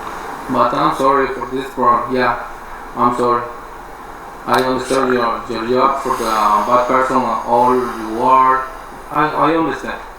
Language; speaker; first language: English; non-native, learner; Spanish